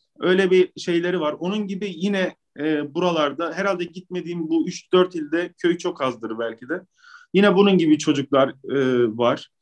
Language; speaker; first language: Turkish; native; Turkish